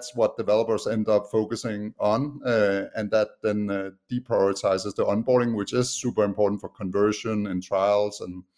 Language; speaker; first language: English; non-native, fluent; Danish